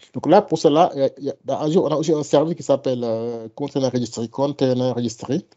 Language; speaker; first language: French; non-native, local second language; Wolof